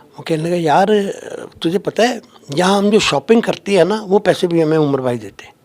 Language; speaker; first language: Urdu; non-native, local second language; Punjabi